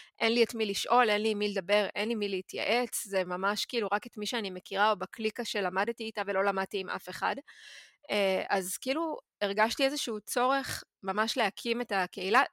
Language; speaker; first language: Hebrew; native; Hebrew